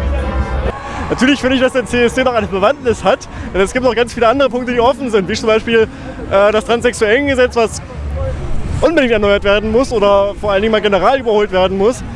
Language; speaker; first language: German; native; German